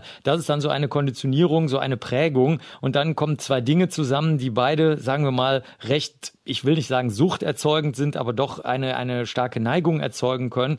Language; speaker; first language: German; native; German